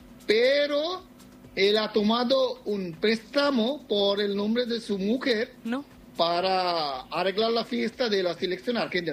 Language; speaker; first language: Spanish; non-native, fluent; Bangla